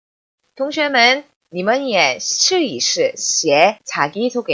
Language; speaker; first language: Chinese; non-native, fluent; Korean